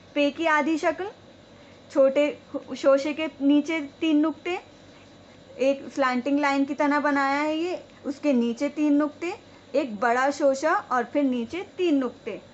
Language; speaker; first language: Hindi; native; Hindi